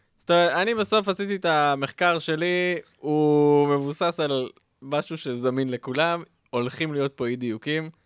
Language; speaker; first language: Hebrew; native; Hebrew